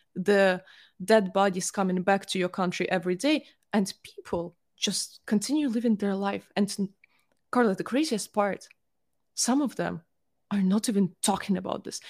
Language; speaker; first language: English; non-native, fluent; Russian